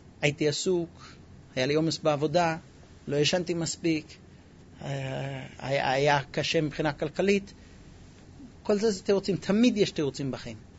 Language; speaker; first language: Hebrew; non-native, fluent; English